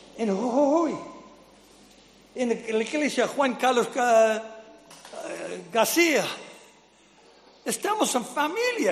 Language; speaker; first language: Spanish; non-native, fluent; English